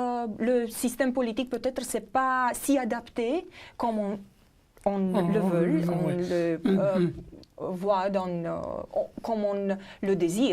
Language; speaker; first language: French; non-native, fluent; Romanian